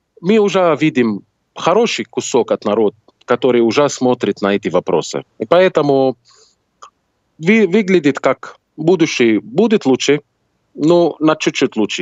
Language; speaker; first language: Russian; non-native, fluent; Arabic